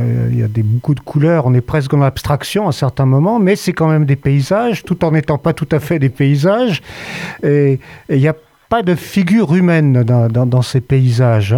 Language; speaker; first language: French; native; French